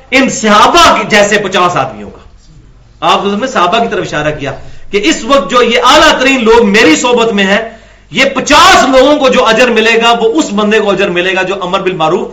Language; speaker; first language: Urdu; non-native, local second language; Punjabi